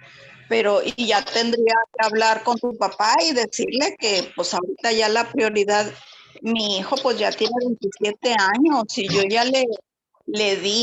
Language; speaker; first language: Spanish; native; Spanish